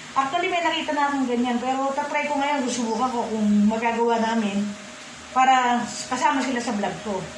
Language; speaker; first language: Filipino; native; Filipino